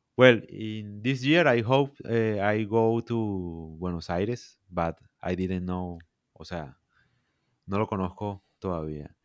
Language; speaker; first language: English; non-native, learner; Spanish